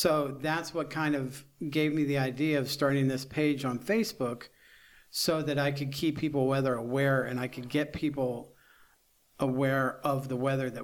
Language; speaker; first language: English; native; English